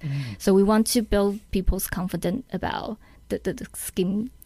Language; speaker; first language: English; non-native, learner; Chinese